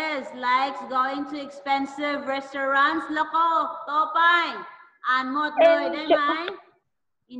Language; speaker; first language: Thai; non-native, learner; Filipino